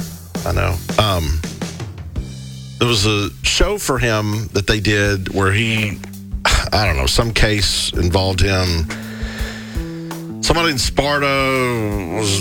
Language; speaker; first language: English; native; English